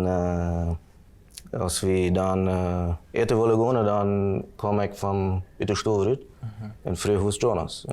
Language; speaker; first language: German; non-native, local second language; Plautdietsch